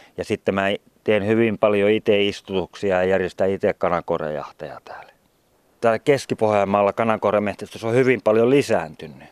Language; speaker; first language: Finnish; native; Finnish